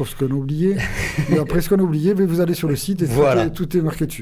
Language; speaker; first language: French; native; French